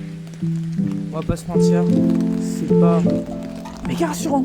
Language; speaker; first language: French; native; French